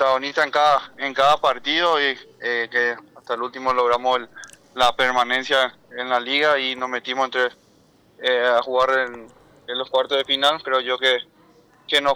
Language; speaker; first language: Spanish; native; Spanish